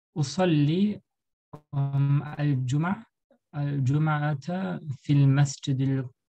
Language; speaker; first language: Arabic; non-native, learner; German